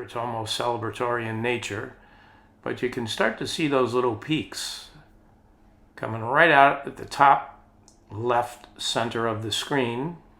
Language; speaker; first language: English; native; English